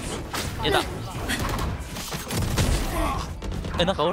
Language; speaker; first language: Japanese; native; Japanese